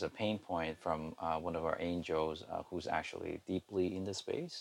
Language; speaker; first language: English; non-native, local second language; Cantonese